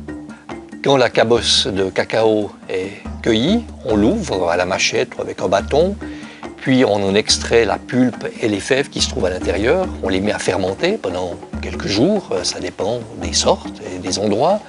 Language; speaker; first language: French; native; French